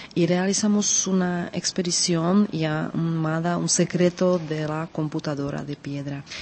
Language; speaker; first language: Spanish; non-native, fluent; Czech